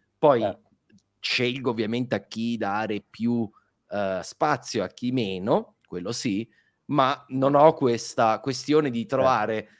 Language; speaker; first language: Italian; native; Italian